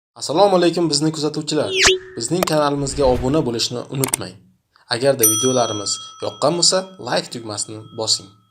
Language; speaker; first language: Uzbek; native; Uzbek